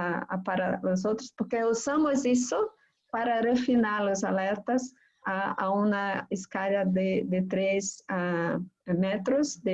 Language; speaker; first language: Spanish; non-native, fluent; Portuguese